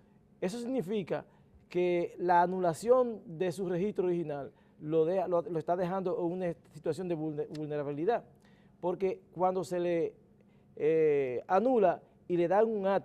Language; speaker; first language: Spanish; native; Spanish